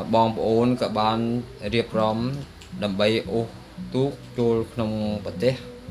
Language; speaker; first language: Khmer; non-native, local second language; Vietnamese